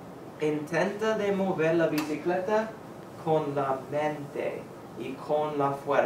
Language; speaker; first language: Spanish; non-native, fluent; English